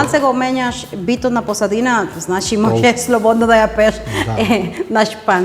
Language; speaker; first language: Macedonian; non-native, learner; Spanish